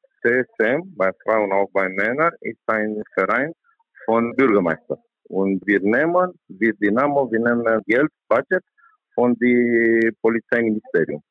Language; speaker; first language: German; non-native, learner; Romanian